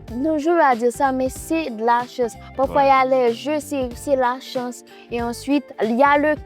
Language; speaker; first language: French; non-native, local second language; Haitian Creole